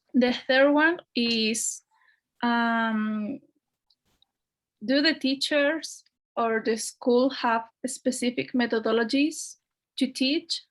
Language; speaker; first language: English; non-native, fluent; Spanish